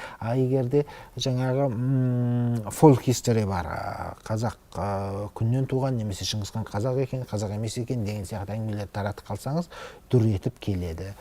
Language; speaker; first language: Kazakh; native; Kazakh